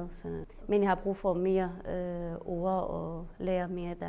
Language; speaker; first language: Danish; non-native, learner; Arabic